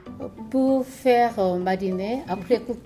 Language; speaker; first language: French; non-native, learner; Korean